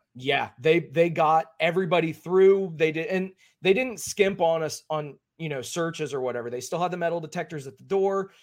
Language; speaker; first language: English; native; English